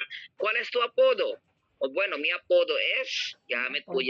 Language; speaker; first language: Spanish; non-native, learner; Filipino